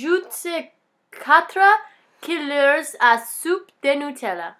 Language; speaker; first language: French; non-native, learner; English